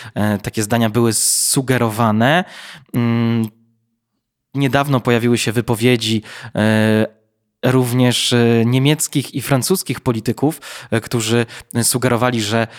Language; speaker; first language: Polish; native; Polish